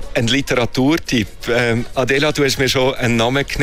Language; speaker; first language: German; native; German